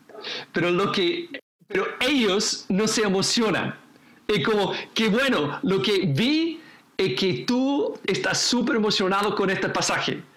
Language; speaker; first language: Spanish; non-native, fluent; English